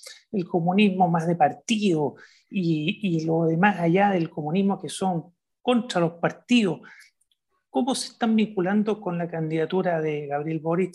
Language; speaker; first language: Spanish; native; Spanish